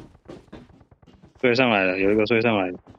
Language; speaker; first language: Chinese; native; Chinese